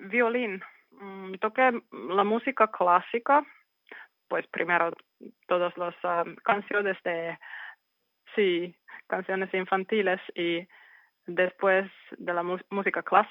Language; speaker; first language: Spanish; non-native, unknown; Finnish